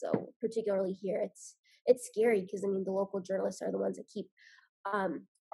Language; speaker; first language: English; native; English